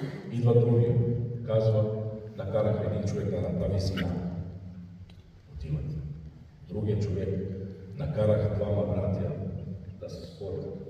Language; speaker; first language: Bulgarian; non-native, fluent; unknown